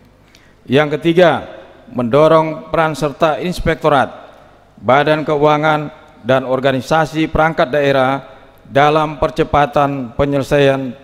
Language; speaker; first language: Indonesian; native; Indonesian